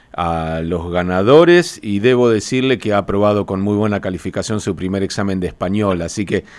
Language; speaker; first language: Spanish; native; Spanish